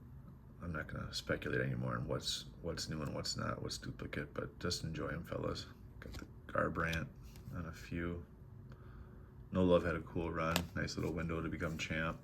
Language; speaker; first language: English; native; English